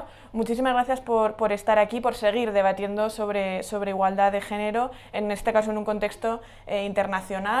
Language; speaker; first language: Spanish; native; Spanish